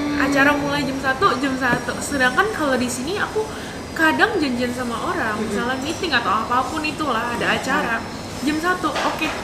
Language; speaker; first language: Indonesian; native; Indonesian